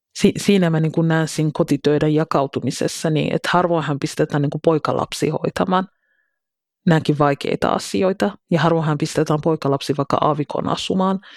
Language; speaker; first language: Finnish; early bilingual, other home language; Somali